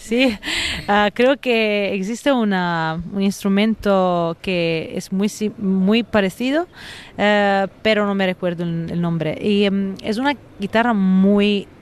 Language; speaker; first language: Spanish; non-native, fluent; Italian